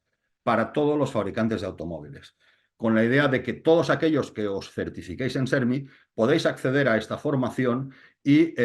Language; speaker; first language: Spanish; native; Spanish